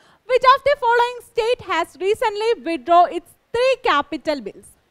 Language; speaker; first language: English; non-native, local second language; Malayalam